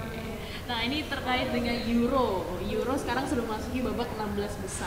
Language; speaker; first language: Indonesian; native; Indonesian